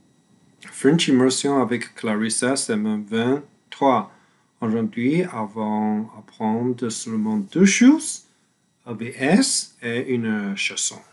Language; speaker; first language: French; non-native, learner; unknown